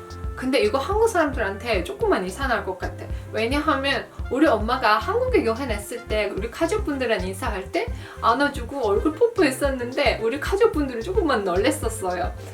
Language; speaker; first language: Korean; non-native, fluent; Azerbaijani